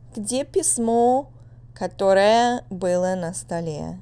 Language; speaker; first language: Russian; non-native, fluent; English